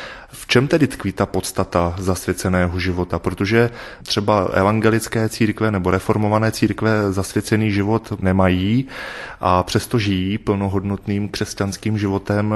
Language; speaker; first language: Czech; native; Czech